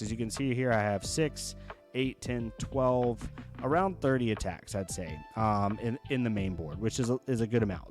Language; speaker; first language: English; native; English